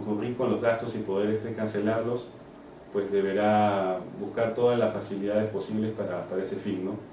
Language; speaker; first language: Spanish; native; Spanish